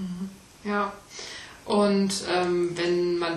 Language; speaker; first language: German; native; German